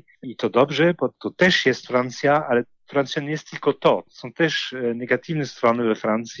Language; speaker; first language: Polish; non-native, learner; French